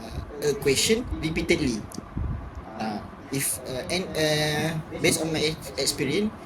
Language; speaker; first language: English; non-native, learner; Malay